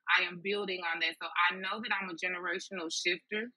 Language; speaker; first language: English; native; English